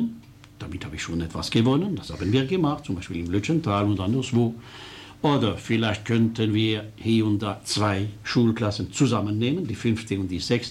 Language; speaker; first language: German; non-native, local second language; French